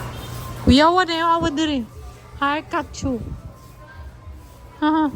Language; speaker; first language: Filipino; non-native, local second language; Cebuano